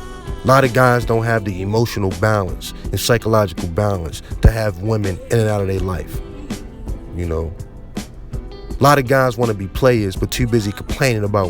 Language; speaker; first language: English; native; English